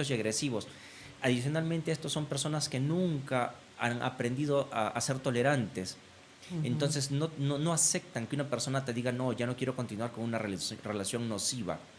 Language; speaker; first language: Spanish; native; Spanish